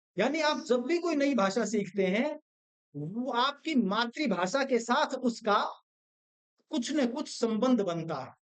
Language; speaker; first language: Hindi; non-native, local second language; Gujarati